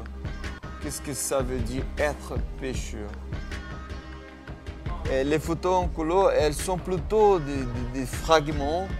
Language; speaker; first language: French; non-native, fluent; Portuguese